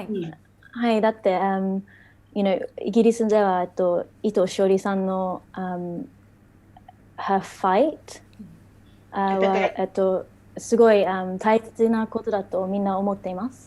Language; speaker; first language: Japanese; early bilingual, heritage; English